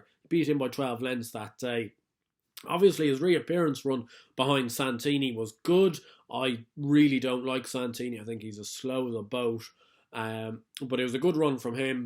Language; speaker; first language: English; native; English